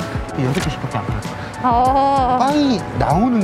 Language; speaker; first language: Korean; native; Korean